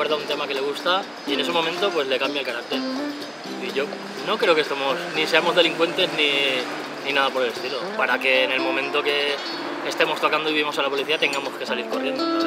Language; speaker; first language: Spanish; native; Spanish